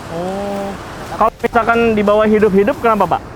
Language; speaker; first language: Indonesian; native; Indonesian